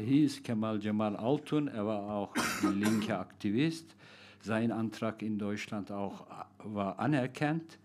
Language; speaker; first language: German; non-native, fluent; Turkish